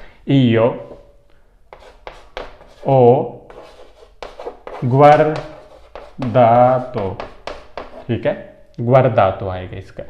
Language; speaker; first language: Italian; non-native, fluent; Urdu